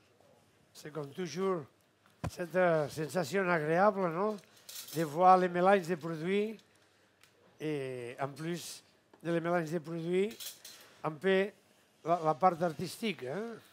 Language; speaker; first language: French; non-native, fluent; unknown